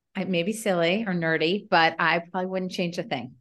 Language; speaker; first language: English; native; English